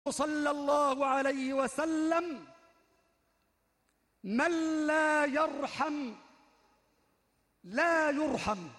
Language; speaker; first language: Arabic; native; Arabic